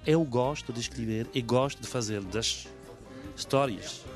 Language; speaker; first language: Portuguese; non-native, fluent; French